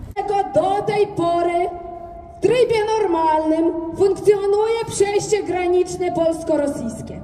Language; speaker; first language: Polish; non-native, fluent; Ukrainian